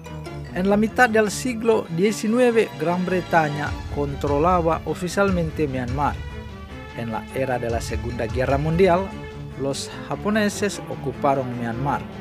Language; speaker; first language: Spanish; non-native, fluent; Indonesian